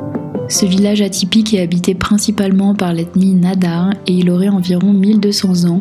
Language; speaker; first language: French; native; French